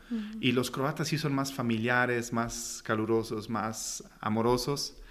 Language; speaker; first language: Spanish; non-native, fluent; German